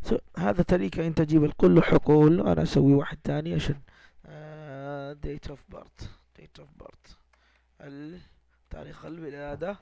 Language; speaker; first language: Arabic; non-native, learner; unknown